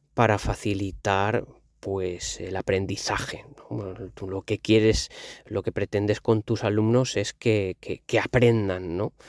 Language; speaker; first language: Spanish; non-native, local second language; Catalan